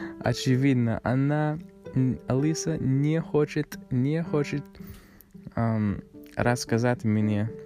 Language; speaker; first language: Russian; non-native, learner; English